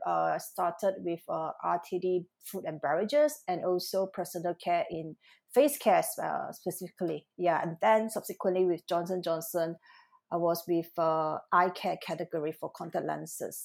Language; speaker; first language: English; non-native, local second language; Cantonese